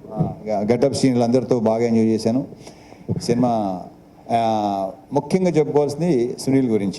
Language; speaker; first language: Telugu; native; Telugu